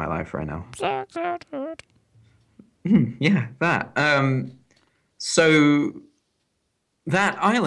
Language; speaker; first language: English; native; English